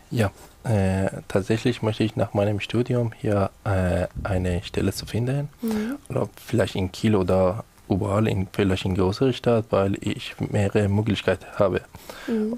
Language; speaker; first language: German; non-native, learner; Persian